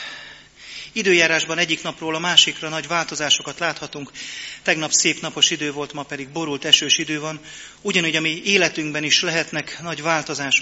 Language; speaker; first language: Hungarian; native; Hungarian